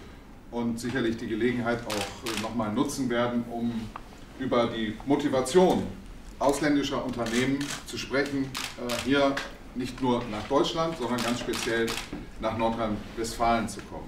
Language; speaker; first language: German; native; German